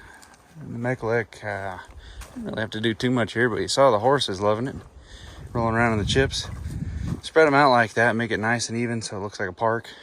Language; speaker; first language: English; native; English